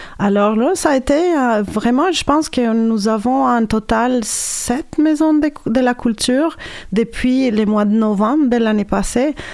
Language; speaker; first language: French; non-native, fluent; Spanish